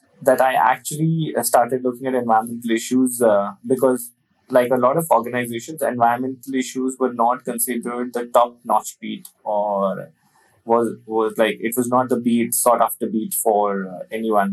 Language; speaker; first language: English; non-native, local second language; Hindi